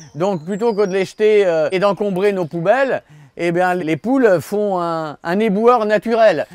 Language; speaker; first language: French; native; French